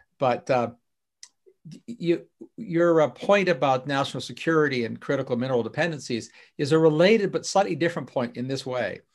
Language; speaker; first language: English; native; English